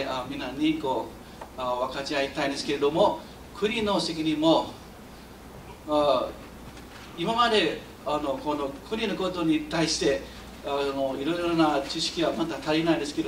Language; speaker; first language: Japanese; non-native, fluent; Chinese